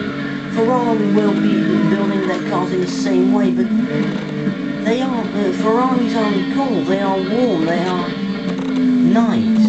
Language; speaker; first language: English; non-native, fluent; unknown